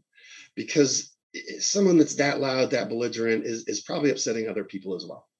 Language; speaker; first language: English; native; English